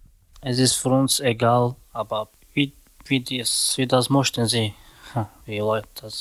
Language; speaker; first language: German; non-native, learner; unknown